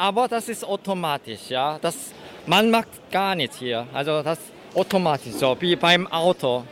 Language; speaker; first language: German; non-native, fluent; Korean